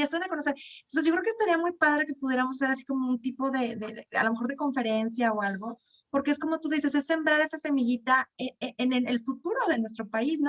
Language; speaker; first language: Spanish; native; Spanish